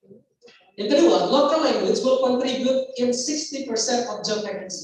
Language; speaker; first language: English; non-native, fluent; Indonesian